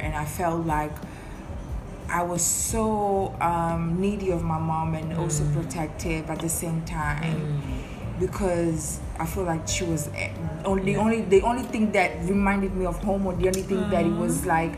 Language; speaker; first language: English; non-native, fluent; Seselwa Creole French